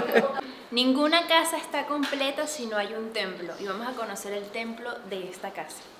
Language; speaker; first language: Spanish; native; Spanish